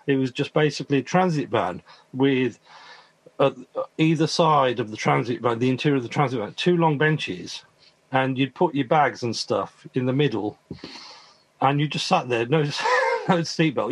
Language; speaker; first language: English; native; English